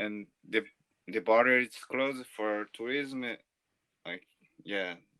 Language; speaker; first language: English; non-native, learner; Portuguese